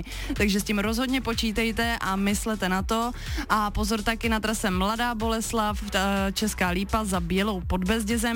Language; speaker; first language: Czech; native; Czech